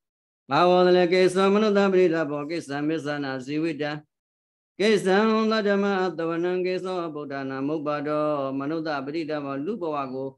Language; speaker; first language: Burmese; native; Burmese